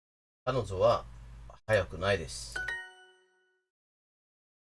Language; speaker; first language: Japanese; non-native, learner; English